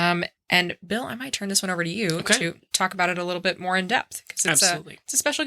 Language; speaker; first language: English; native; English